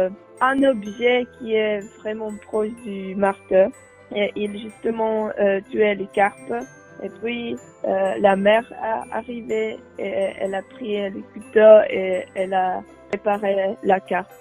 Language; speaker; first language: French; non-native, learner; Czech